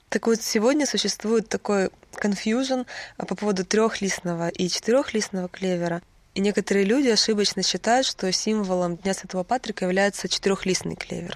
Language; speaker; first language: Russian; native; Russian